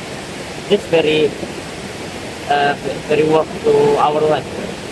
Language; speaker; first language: English; non-native, learner; Indonesian